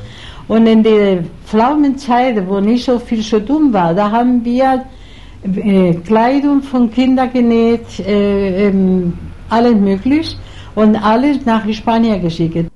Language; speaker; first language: German; non-native, fluent; Spanish